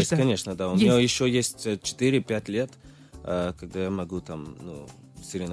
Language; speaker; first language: Russian; early bilingual, other home language; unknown